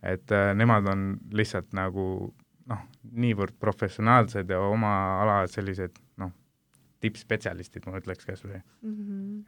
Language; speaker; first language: Estonian; early bilingual, other home language; Hindi